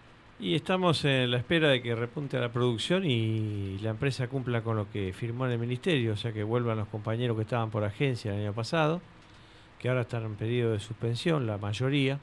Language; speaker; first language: Spanish; native; Spanish